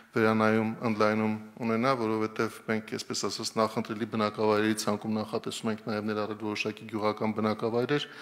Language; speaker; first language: Armenian; native; Armenian